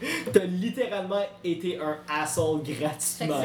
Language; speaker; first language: French; native; French